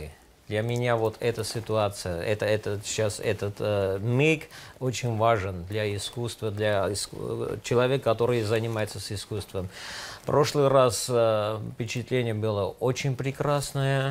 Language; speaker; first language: Russian; non-native, local second language; Armenian